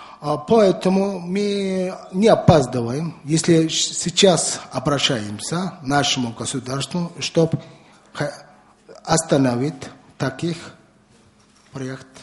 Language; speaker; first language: Russian; non-native, learner; Mongolian